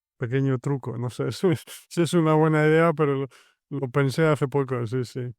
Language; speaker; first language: Spanish; native; Spanish